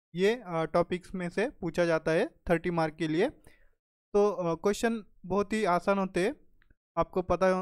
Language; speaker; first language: Hindi; non-native, local second language; Marathi